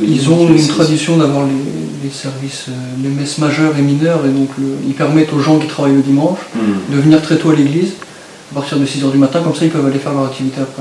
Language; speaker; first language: French; native; French